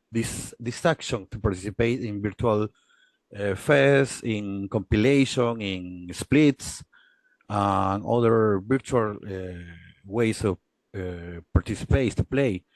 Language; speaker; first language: English; non-native, learner; Spanish